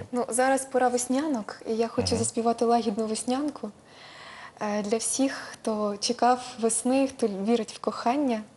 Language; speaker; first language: Ukrainian; non-native, local second language; Russian